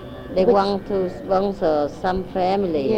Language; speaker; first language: English; non-native, learner; Vietnamese